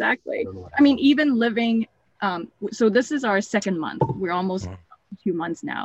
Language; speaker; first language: English; non-native, local second language; Cantonese